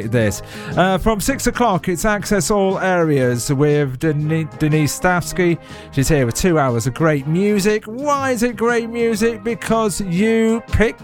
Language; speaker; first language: English; native; English